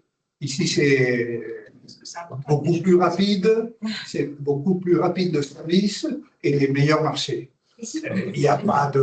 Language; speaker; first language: French; non-native, fluent; Spanish